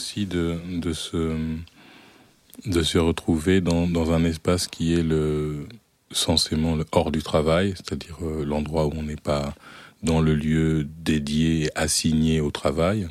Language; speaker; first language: French; native; French